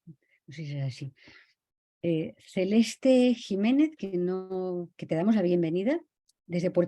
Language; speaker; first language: Spanish; native; Spanish